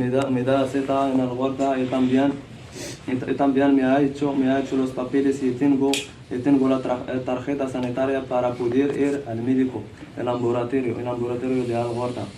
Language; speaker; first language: Spanish; non-native, learner; Central Atlas Tamazight